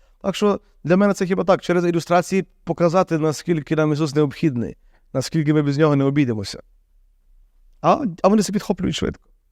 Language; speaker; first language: Ukrainian; native; Ukrainian